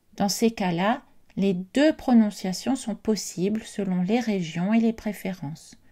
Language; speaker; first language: French; native; French